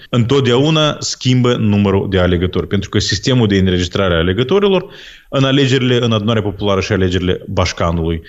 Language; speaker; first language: Romanian; non-native, local second language; Gagauz